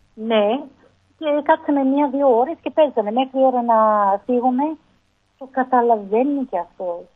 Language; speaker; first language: Greek; early bilingual, heritage; Greek